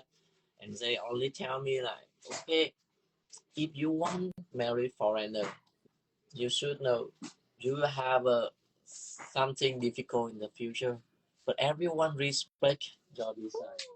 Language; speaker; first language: English; non-native, learner; Vietnamese